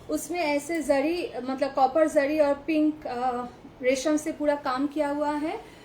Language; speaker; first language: Hindi; non-native, local second language; Bangla